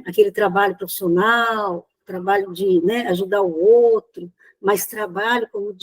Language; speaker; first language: Portuguese; native; Portuguese